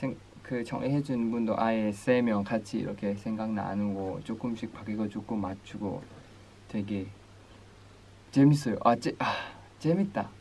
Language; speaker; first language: Korean; non-native, fluent; Thai